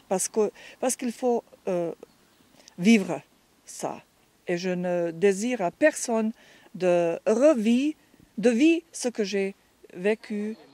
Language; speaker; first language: French; non-native, fluent; Bosnian